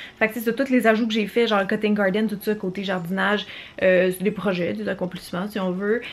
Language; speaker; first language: French; native; French